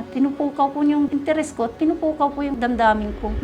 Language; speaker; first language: Filipino; native; Filipino